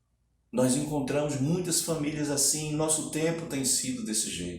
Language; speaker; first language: Portuguese; native; Portuguese